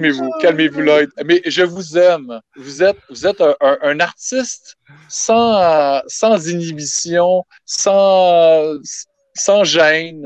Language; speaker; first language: French; native; French